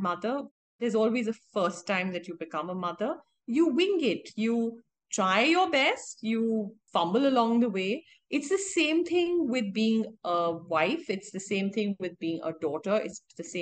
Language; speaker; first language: English; non-native, local second language; Hindi